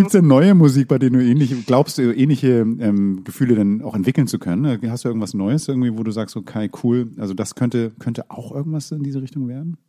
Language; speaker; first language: German; native; German